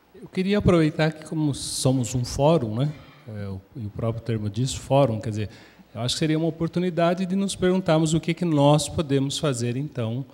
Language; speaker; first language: Portuguese; native; Portuguese